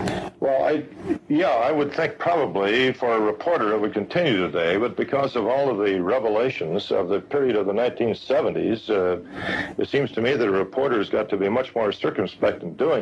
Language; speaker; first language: English; native; English